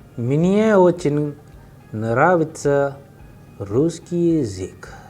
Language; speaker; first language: Russian; non-native, fluent; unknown